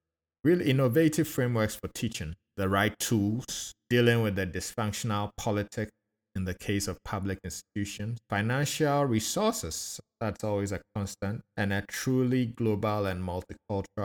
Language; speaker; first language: English; non-native, local second language; Akan